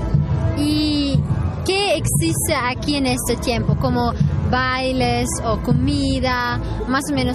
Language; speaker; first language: Spanish; non-native, learner; German